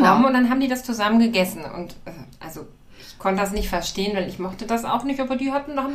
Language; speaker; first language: German; native; German